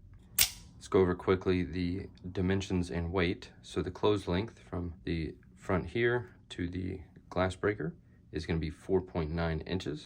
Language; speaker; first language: English; native; English